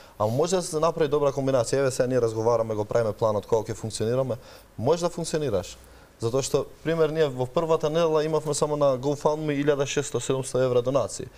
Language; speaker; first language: Macedonian; non-native, local second language; Albanian